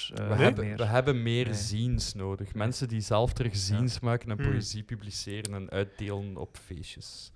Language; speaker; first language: Dutch; native; Dutch